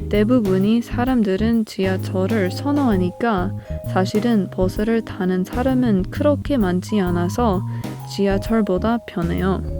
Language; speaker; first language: Korean; non-native, learner; English